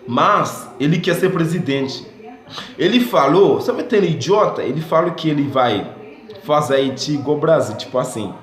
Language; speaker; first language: Portuguese; non-native, fluent; Haitian Creole